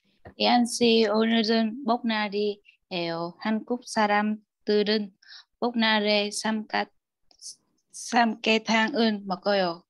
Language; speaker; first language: Korean; non-native, learner; Vietnamese